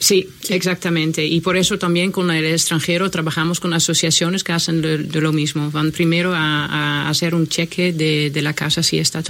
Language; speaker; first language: Spanish; non-native, fluent; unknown